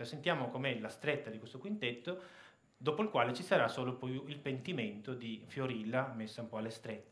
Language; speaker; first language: Italian; native; Italian